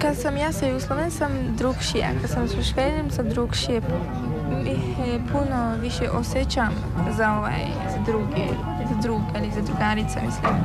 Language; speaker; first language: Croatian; early bilingual, heritage; Bosnian